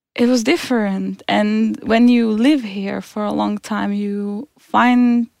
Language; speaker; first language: English; non-native, fluent; Czech